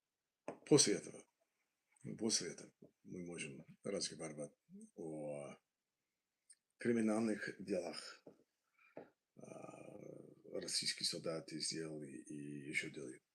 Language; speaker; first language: Russian; non-native, learner; English